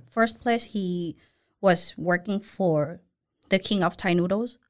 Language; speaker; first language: English; non-native, learner; Thai